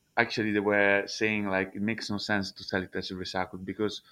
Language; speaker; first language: English; non-native, fluent; Italian